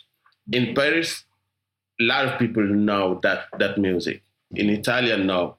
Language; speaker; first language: English; non-native, learner; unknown